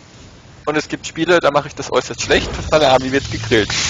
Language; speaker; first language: German; native; German